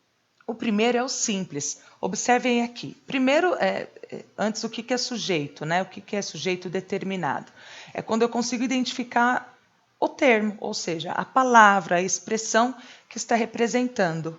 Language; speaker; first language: Portuguese; native; Portuguese